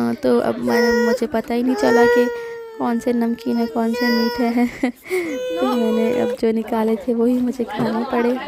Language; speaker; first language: Urdu; native; Urdu